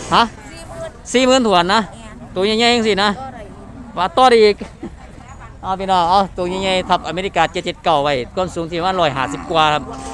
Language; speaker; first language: Thai; non-native, local second language; Northeastern Thai